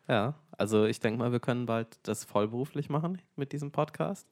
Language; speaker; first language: German; native; German